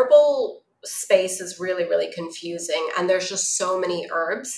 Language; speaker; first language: English; non-native, local second language; Cantonese